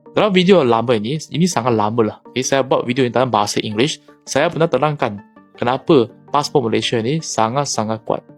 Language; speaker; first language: Malay; native; Malay